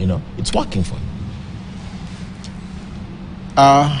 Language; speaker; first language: English; non-native, local second language; Swahili